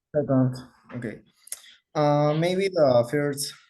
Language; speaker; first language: English; non-native, learner; Spanish